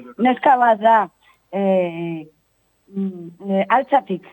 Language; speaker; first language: Basque; non-native, local second language; Spanish